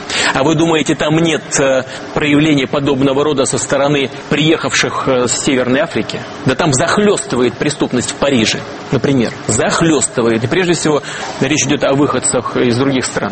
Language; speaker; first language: Russian; native; Russian